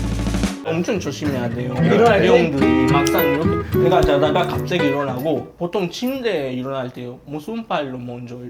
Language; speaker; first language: Korean; non-native, fluent; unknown